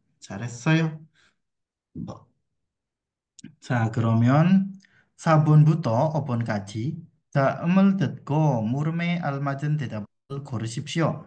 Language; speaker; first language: Korean; non-native, fluent; Indonesian